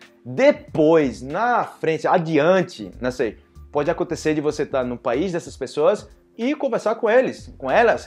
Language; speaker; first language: Portuguese; native; Portuguese